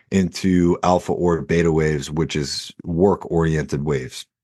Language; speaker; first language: English; native; English